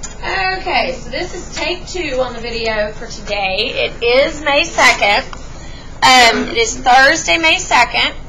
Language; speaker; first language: English; native; English